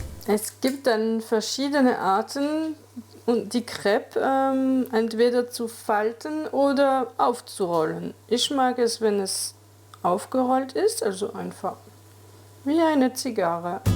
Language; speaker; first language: German; non-native, fluent; French